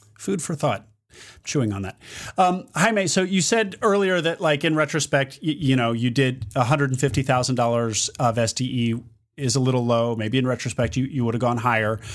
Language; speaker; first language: English; native; English